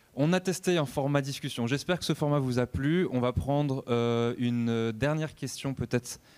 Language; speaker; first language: French; non-native, fluent; Portuguese